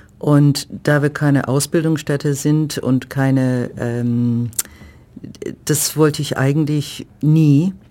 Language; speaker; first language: German; non-native, fluent; English